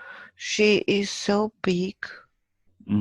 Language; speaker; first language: English; non-native, fluent; German